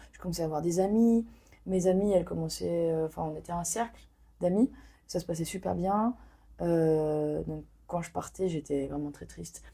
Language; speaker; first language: French; non-native, local second language; Arabic